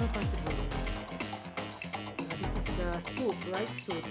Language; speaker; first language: English; non-native, local second language; Filipino